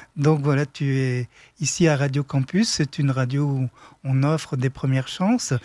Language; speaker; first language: French; native; French